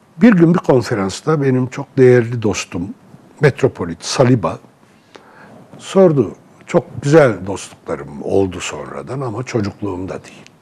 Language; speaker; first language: Turkish; non-native, local second language; Arabic